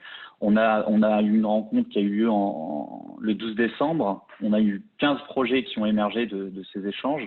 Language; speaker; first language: French; native; French